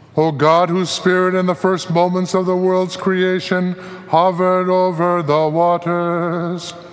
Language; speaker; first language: English; native; English